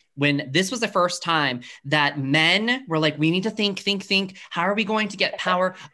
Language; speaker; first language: English; native; English